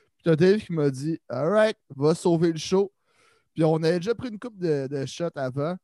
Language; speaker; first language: French; native; French